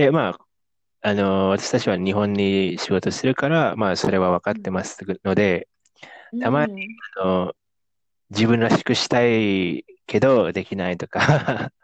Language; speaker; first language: Japanese; non-native, fluent; Indonesian